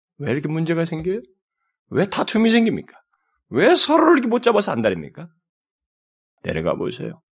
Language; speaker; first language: Korean; native; Korean